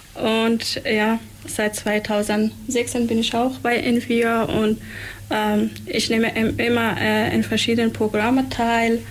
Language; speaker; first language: German; non-native, fluent; Tigrinya